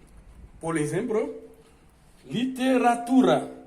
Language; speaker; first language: Portuguese; non-native, fluent; Haitian Creole